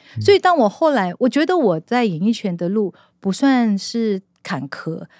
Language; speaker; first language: Chinese; native; Chinese